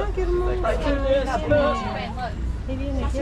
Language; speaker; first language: Spanish; native; Spanish